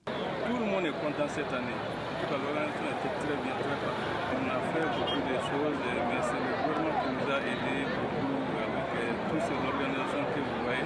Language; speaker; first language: French; non-native, local second language; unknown